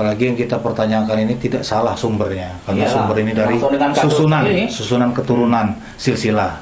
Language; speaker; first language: Malay; native; Malay